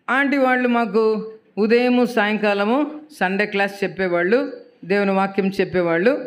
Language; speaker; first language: Telugu; native; Telugu